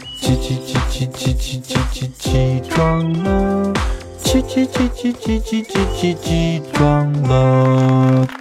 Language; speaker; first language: Chinese; native; Chinese